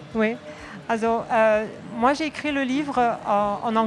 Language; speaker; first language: French; non-native, local second language; Arabic